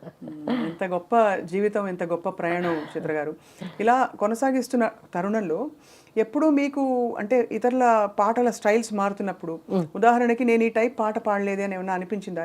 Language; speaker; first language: Telugu; native; Telugu